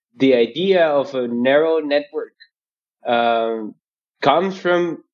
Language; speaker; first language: English; non-native, fluent; Spanish